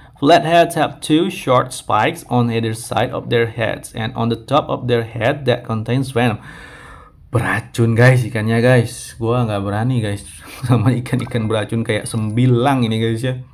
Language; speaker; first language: English; non-native, learner; Indonesian